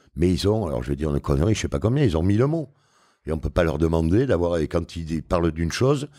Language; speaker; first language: French; native; French